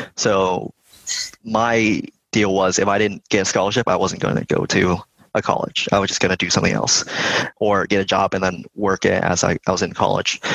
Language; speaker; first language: English; early bilingual, other home language; Vietnamese